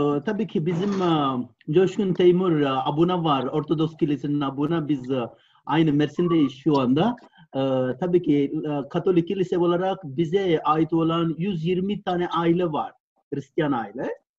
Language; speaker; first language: Turkish; non-native, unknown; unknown